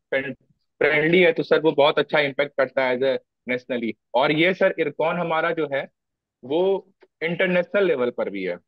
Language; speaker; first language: Hindi; native; Hindi